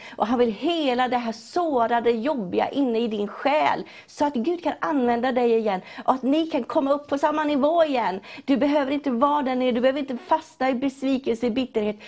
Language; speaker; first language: Swedish; native; Swedish